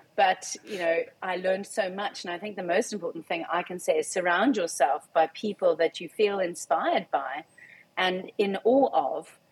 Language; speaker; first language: English; native; English